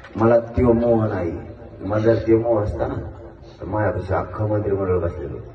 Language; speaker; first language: Marathi; native; Marathi